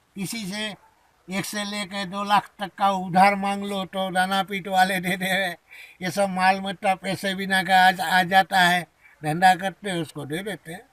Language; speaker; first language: Hindi; non-native, local second language; Bangla